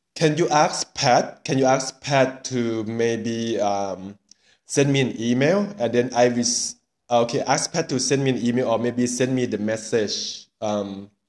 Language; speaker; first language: English; non-native, learner; Thai